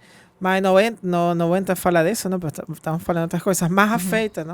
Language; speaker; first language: Portuguese; non-native, fluent; Spanish